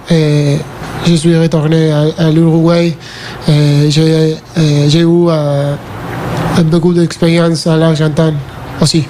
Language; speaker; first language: French; non-native, learner; Spanish